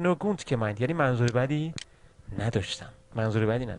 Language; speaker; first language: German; non-native, fluent; Persian